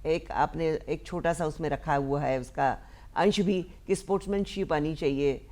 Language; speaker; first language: Hindi; non-native, local second language; Marathi